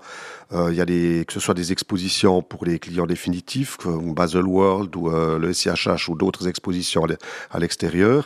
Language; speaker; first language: French; native; French